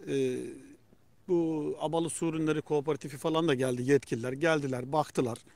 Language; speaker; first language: Turkish; native; Turkish